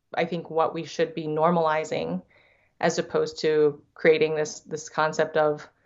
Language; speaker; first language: English; early bilingual, other home language; Thai